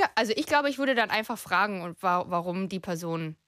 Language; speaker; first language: German; native; German